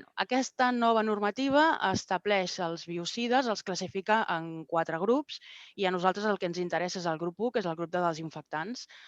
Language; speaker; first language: Catalan; non-native, local second language; Spanish